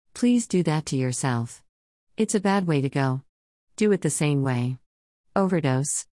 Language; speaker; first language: English; native; English